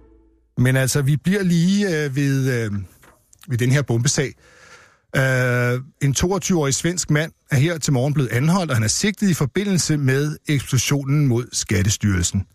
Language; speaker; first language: Danish; native; Danish